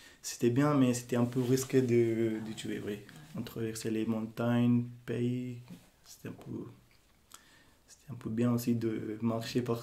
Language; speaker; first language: French; non-native, learner; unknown